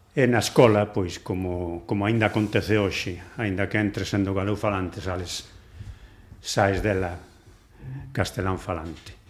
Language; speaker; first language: Galician; non-native, local second language; Spanish